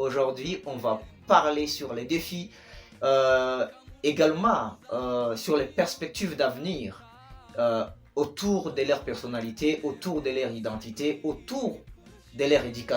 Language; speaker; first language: French; non-native, local second language; Swahili